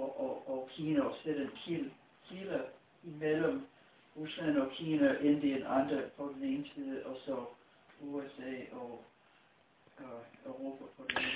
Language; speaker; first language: Danish; non-native, fluent; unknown